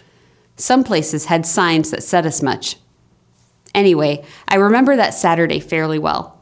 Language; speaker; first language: English; native; English